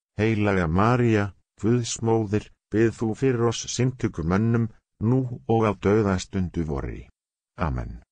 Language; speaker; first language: Icelandic; non-native, learner; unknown